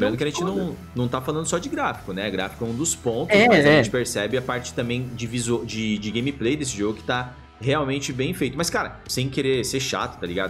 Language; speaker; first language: Portuguese; native; Portuguese